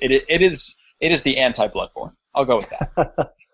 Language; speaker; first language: English; native; English